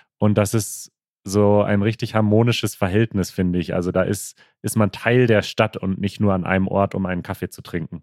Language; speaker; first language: German; native; German